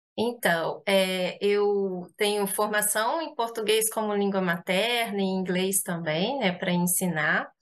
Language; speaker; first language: Portuguese; native; Portuguese